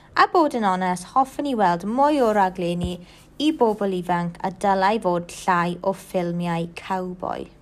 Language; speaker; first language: Welsh; non-native, local second language; English